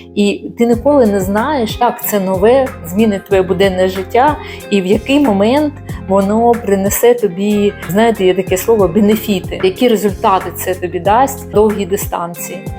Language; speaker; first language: Ukrainian; non-native, local second language; Russian